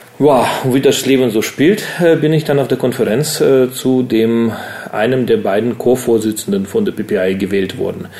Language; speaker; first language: German; early bilingual, other home language; Russian